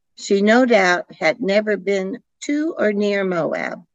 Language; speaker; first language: English; early bilingual, other home language; Dutch